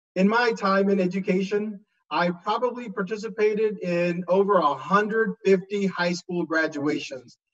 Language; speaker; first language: English; native; English